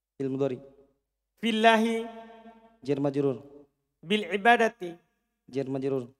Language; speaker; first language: Arabic; non-native, fluent; Indonesian